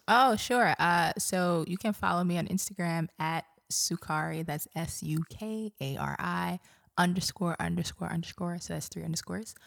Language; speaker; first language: English; native; English